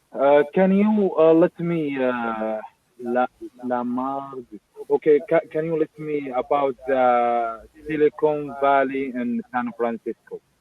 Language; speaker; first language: English; non-native, learner; Arabic